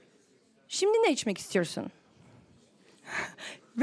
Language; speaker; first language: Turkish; non-native, fluent; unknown